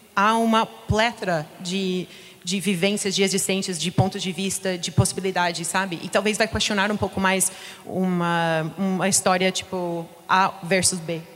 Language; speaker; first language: Portuguese; non-native, fluent; English